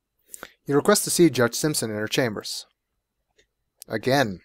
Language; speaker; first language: English; native; English